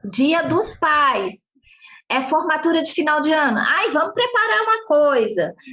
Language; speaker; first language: Portuguese; non-native, fluent; Arabic